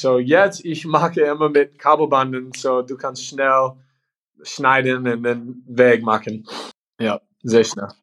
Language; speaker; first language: German; non-native, learner; English